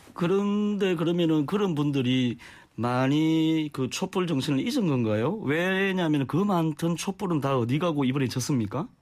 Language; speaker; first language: Korean; native; Korean